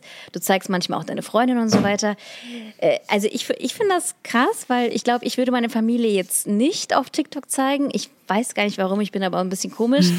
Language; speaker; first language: German; early bilingual, other home language; Russian